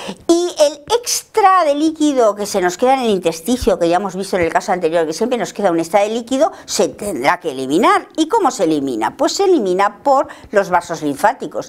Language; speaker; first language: Spanish; native; Spanish